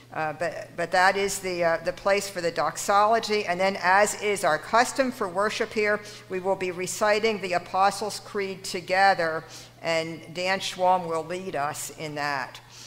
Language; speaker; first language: English; native; English